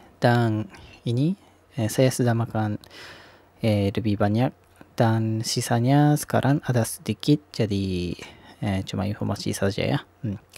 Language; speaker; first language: Indonesian; non-native, learner; Japanese